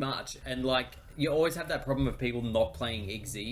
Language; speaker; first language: English; native; English